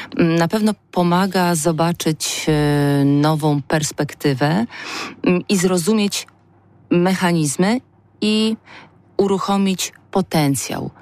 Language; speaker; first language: Polish; native; Polish